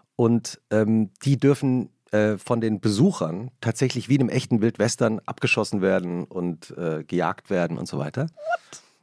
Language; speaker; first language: German; native; German